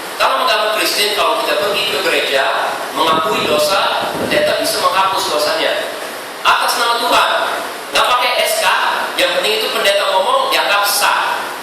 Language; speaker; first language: Indonesian; non-native, fluent; English